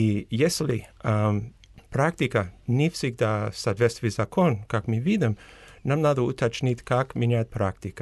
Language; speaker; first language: Russian; non-native, fluent; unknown